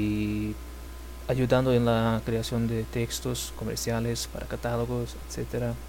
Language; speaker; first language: Spanish; non-native, fluent; Portuguese